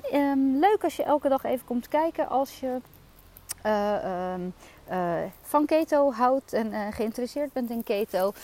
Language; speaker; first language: Dutch; native; Dutch